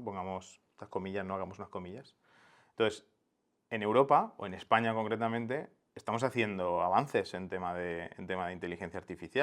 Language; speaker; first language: Spanish; native; Spanish